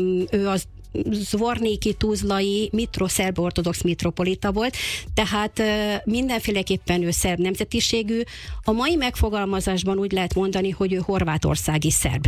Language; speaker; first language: Hungarian; native; Hungarian